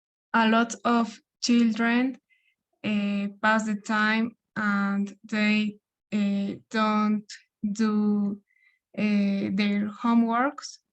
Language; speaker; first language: English; non-native, learner; Spanish